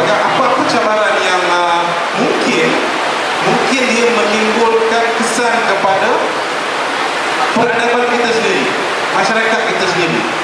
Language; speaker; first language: Malay; native; Malay